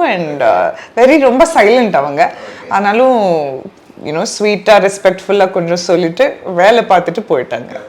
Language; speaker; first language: Tamil; non-native, learner; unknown